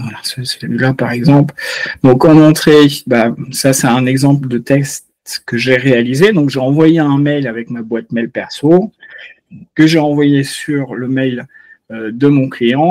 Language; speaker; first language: French; native; French